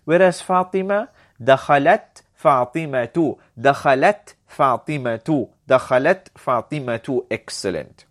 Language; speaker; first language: Arabic; non-native, fluent; English